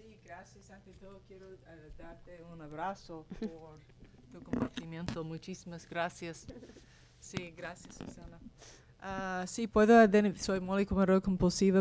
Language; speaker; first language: Spanish; non-native, fluent; English